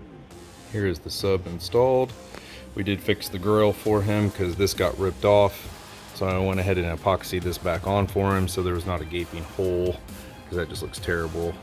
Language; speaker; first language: English; native; English